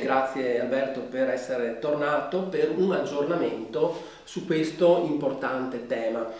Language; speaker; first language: Italian; native; Italian